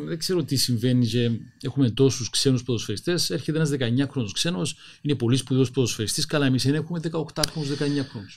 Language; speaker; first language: Greek; native; Greek